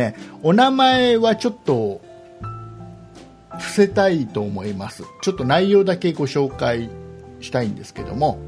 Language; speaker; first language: Japanese; native; Japanese